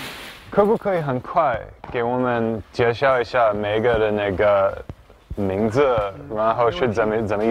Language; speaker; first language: Chinese; non-native, fluent; English